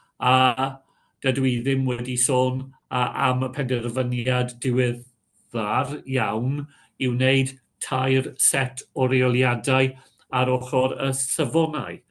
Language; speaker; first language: Welsh; non-native, local second language; English